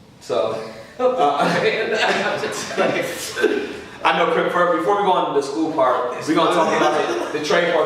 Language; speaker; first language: English; native; English